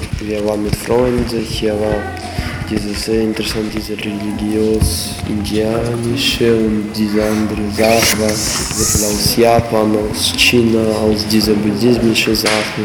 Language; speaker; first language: German; non-native, learner; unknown